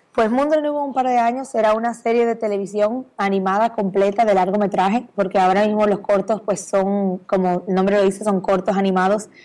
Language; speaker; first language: Spanish; native; Spanish